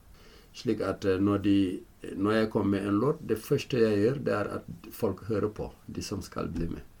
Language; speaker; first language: Norwegian; non-native, fluent; Fula